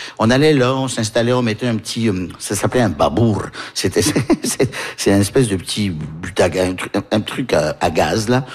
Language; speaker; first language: French; early bilingual, heritage; French